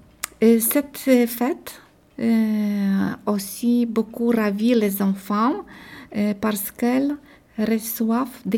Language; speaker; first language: French; non-native, learner; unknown